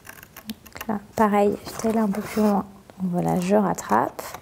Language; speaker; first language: French; native; French